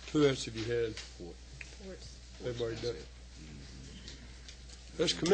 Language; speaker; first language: English; native; English